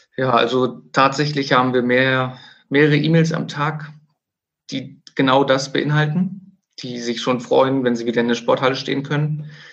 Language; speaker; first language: German; native; German